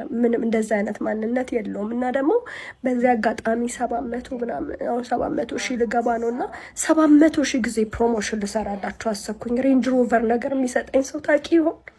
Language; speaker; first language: Amharic; native; Amharic